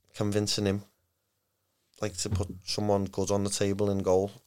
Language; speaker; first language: English; native; English